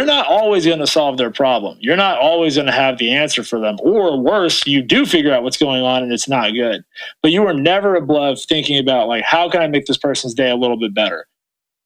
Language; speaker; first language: English; native; English